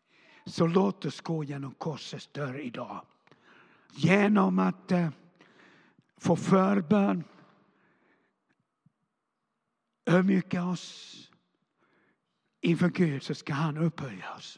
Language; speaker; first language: Swedish; non-native, fluent; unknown